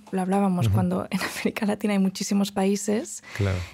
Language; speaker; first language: Spanish; non-native, local second language; Galician